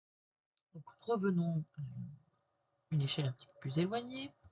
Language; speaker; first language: French; native; French